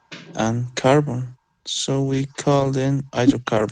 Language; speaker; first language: English; non-native, learner; Spanish